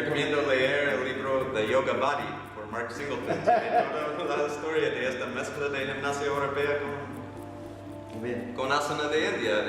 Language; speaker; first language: Spanish; non-native, fluent; English